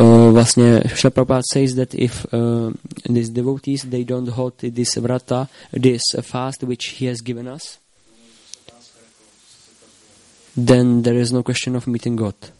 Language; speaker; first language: English; non-native, fluent; Czech